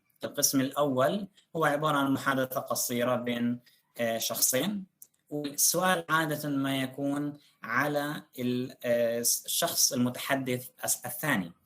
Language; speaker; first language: Arabic; native; Arabic